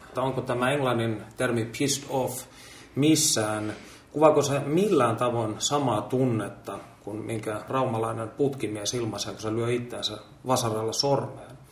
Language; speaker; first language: Finnish; native; Finnish